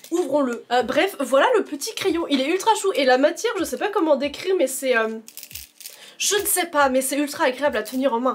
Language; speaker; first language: French; native; French